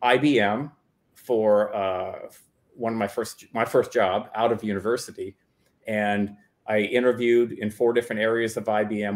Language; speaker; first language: English; native; English